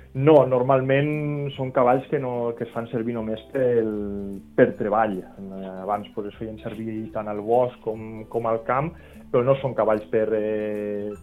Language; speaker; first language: Catalan; non-native, local second language; Occitan